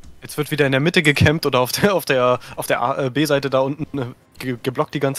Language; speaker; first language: German; native; German